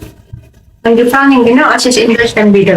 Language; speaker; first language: German; non-native, learner; Filipino